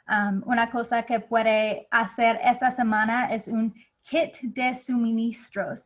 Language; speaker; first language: Spanish; non-native, fluent; English